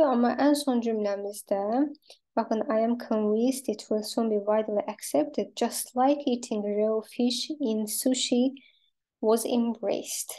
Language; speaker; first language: English; non-native, fluent; Azerbaijani